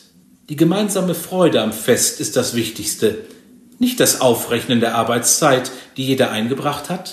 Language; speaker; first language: German; native; German